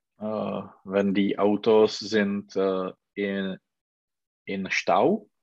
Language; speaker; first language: German; non-native, learner; Czech